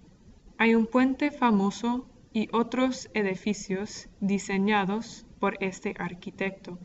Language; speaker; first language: Spanish; non-native, fluent; English